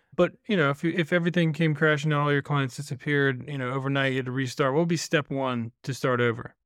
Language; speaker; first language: English; native; English